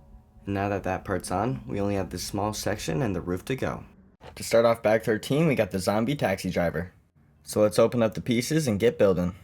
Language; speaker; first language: English; native; English